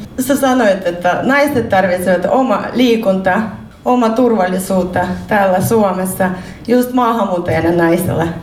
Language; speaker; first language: Finnish; non-native, learner; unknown